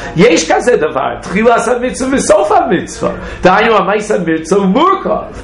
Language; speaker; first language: Hebrew; non-native, fluent; English